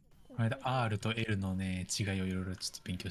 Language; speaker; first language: Japanese; native; Japanese